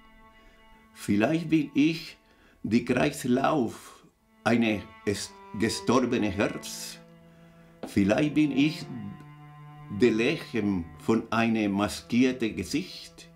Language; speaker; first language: German; non-native, fluent; Spanish